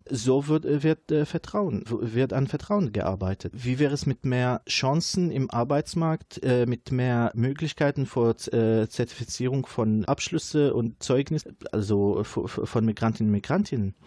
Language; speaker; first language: German; non-native, fluent; Arabic